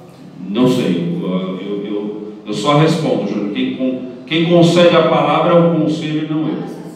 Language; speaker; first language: Portuguese; native; Portuguese